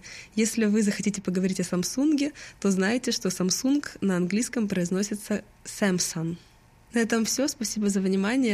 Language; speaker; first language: Russian; native; Russian